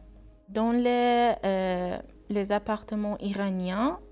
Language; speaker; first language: French; non-native, learner; Persian